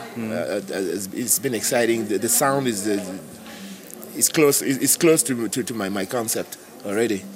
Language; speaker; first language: English; non-native, local second language; French